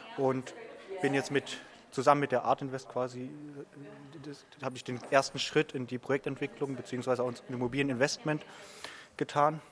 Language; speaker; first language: German; native; German